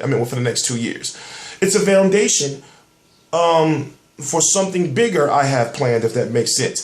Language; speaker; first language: English; native; English